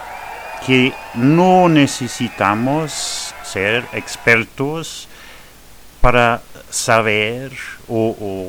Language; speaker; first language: Spanish; non-native, fluent; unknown